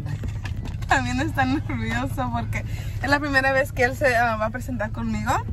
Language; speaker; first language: Spanish; early bilingual, heritage; Spanish